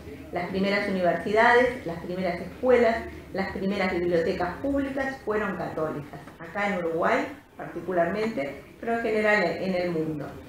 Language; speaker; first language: Spanish; native; Spanish